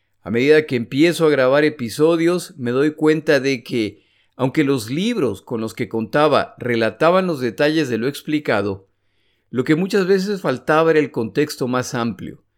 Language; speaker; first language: Spanish; native; Spanish